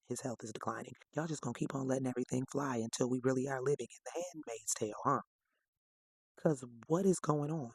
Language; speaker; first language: English; native; English